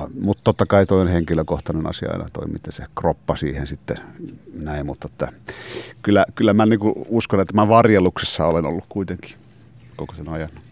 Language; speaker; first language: Finnish; non-native, local second language; Swedish